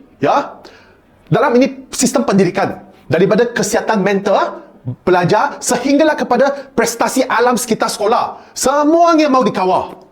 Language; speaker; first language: Malay; non-native, local second language; Chinese